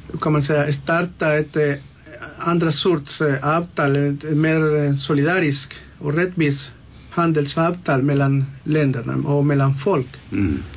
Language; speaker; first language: Swedish; non-native, local second language; Spanish